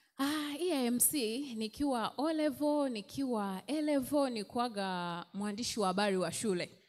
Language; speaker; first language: Swahili; native; Swahili